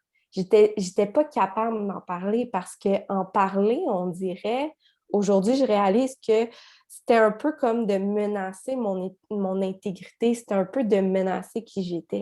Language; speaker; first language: French; native; French